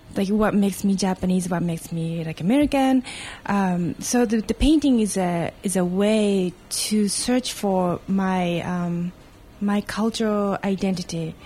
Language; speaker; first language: English; non-native, fluent; Japanese